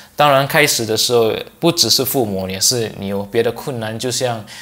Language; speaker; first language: Chinese; non-native, local second language; English